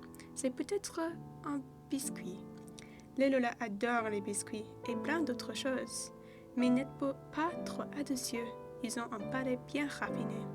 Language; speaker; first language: French; non-native, learner; English